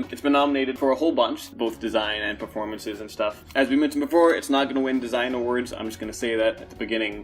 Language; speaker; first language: English; native; English